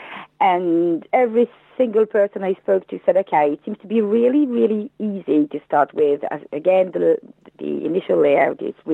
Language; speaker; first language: English; non-native, fluent; French